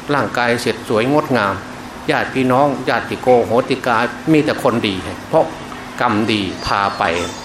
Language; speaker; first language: Thai; non-native, local second language; Northeastern Thai